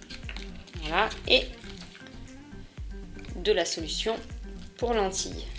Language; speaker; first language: French; native; French